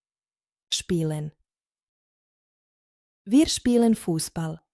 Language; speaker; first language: German; non-native, fluent; Croatian